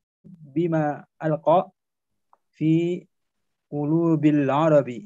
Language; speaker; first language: Arabic; non-native, learner; Indonesian